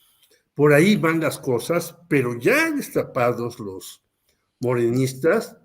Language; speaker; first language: Spanish; native; Spanish